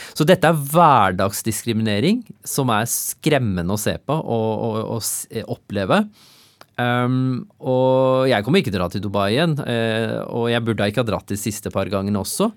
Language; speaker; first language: Norwegian; early bilingual, other home language; Urdu